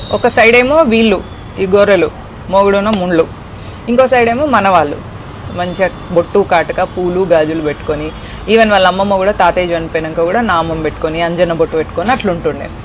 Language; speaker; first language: Telugu; native; Telugu